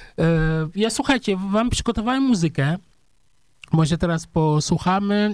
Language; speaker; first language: Polish; non-native, fluent; Serer